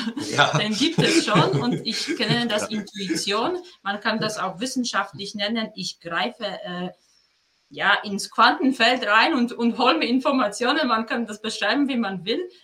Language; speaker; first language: German; non-native, fluent; Polish